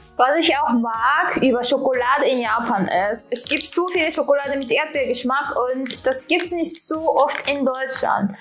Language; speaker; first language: German; non-native, fluent; Japanese